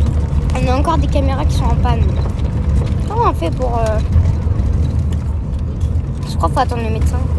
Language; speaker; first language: French; native; French